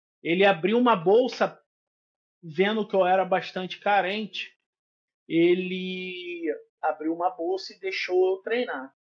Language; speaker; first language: Portuguese; native; Portuguese